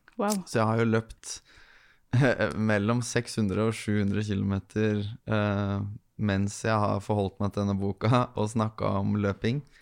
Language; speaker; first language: Norwegian; native; Norwegian